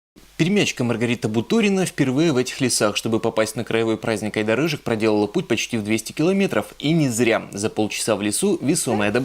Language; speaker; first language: Russian; native; Russian